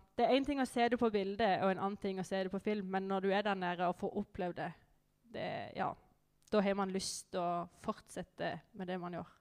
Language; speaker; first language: Norwegian; native; Norwegian